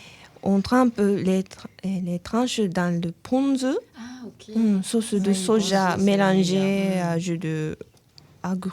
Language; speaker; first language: French; non-native, learner; Japanese